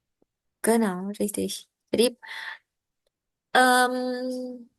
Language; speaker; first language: German; non-native, learner; Indonesian